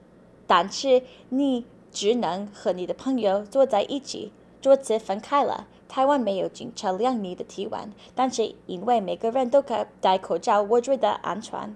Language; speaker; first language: Chinese; non-native, learner; English